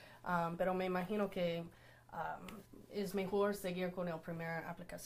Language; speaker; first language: Spanish; non-native, fluent; English